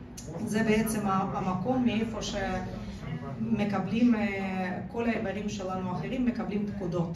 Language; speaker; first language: Hebrew; non-native, fluent; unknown